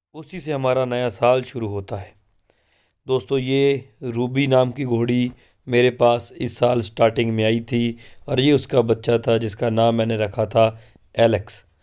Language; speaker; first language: Hindi; non-native, local second language; Punjabi